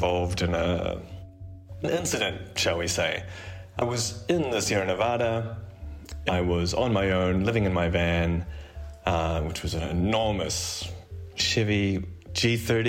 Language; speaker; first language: English; native; English